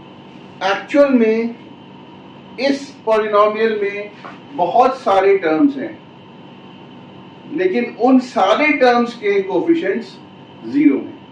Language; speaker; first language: Hindi; native; Hindi